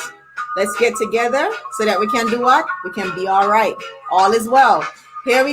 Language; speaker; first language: English; native; English